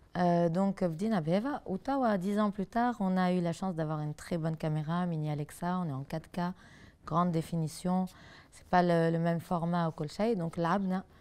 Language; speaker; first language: French; non-native, local second language; Arabic